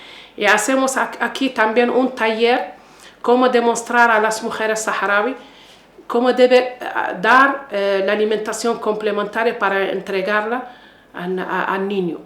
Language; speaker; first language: Spanish; non-native, fluent; Arabic